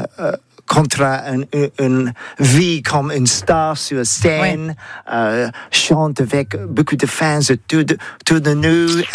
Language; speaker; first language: French; non-native, learner; English